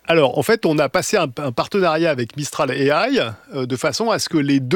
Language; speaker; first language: French; native; French